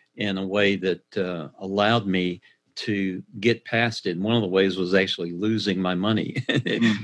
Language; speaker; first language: English; native; English